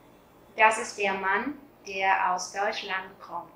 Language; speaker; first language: German; non-native, fluent; Vietnamese